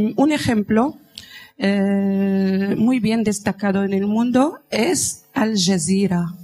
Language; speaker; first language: Spanish; non-native, fluent; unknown